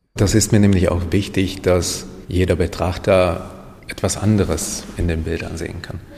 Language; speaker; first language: German; non-native, fluent; Hungarian